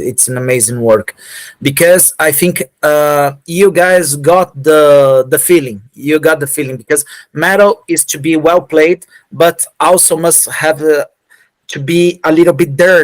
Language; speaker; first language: English; non-native, fluent; Portuguese